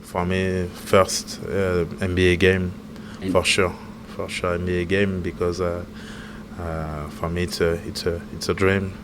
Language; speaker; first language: English; non-native, learner; French